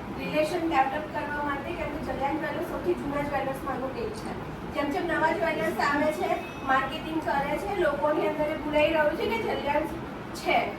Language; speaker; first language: Gujarati; native; Gujarati